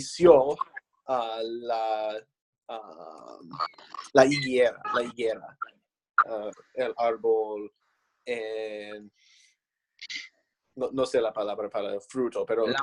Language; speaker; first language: Spanish; non-native, fluent; English